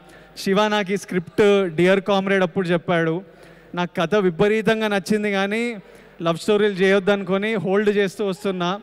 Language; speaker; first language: Telugu; native; Telugu